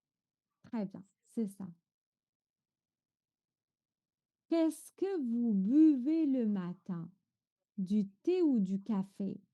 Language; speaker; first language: French; non-native, fluent; Chinese